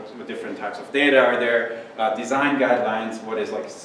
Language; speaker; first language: English; non-native, fluent; German